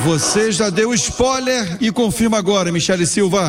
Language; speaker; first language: Portuguese; native; Portuguese